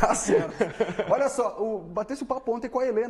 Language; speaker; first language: Portuguese; native; Portuguese